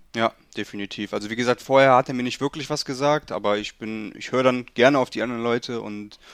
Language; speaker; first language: German; native; German